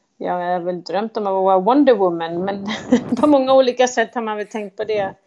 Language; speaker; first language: Swedish; native; Swedish